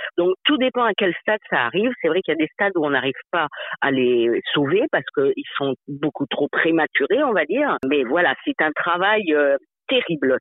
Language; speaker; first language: French; native; French